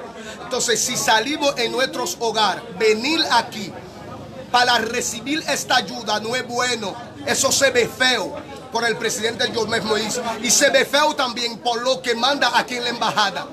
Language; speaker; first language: Spanish; non-native, learner; Haitian Creole